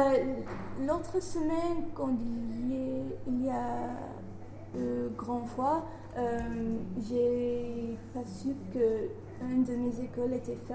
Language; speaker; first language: French; non-native, learner; English